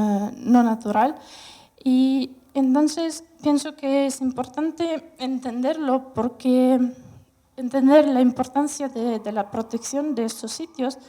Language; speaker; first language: Spanish; non-native, fluent; Russian